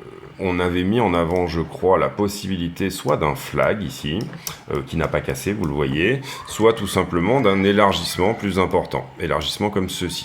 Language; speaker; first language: French; native; French